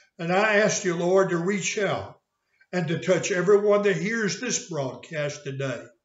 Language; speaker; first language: English; native; English